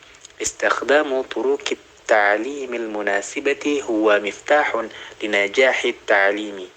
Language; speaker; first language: Arabic; non-native, learner; Indonesian